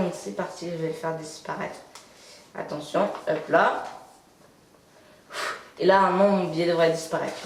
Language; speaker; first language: French; native; French